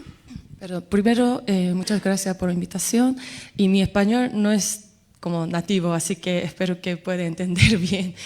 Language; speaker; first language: Spanish; non-native, fluent; Korean